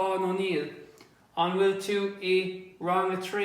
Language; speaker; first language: Irish; non-native, local second language; English